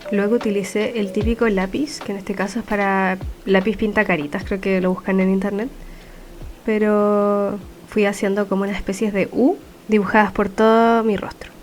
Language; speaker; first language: Spanish; native; Spanish